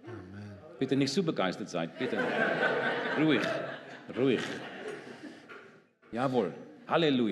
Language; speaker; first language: German; non-native, learner; English